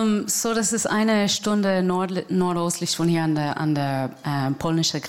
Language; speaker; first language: German; non-native, learner; English